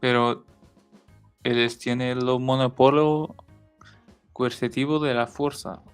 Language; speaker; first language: Spanish; non-native, learner; Portuguese